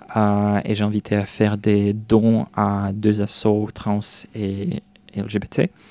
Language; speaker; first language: French; non-native, fluent; Russian